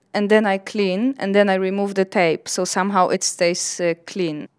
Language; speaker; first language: English; non-native, fluent; Polish